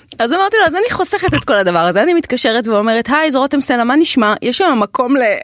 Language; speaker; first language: Hebrew; native; Hebrew